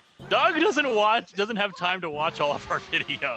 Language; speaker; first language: English; native; English